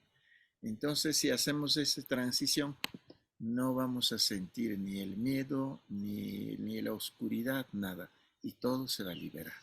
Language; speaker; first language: Spanish; non-native, fluent; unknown